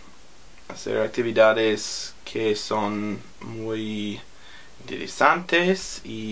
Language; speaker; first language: Spanish; non-native, learner; English